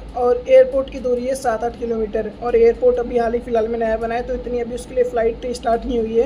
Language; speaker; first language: Hindi; native; Hindi